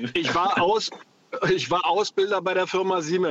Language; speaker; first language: German; non-native, fluent; Greek